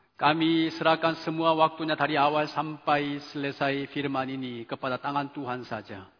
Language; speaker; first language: Indonesian; non-native, fluent; Chinese